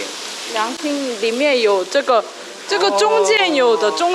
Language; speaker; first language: Chinese; non-native, learner; Korean